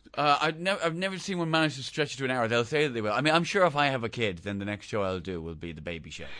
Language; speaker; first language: English; native; English